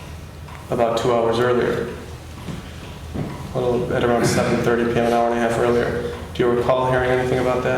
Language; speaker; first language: English; native; English